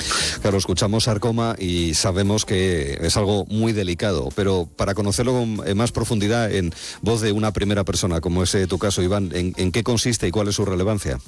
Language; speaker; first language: Spanish; native; Spanish